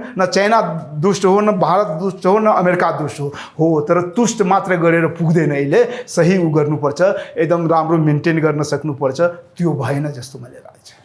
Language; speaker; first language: Nepali; non-native, local second language; Rana Tharu